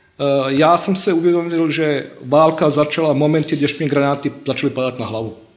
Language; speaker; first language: Czech; non-native, fluent; Bosnian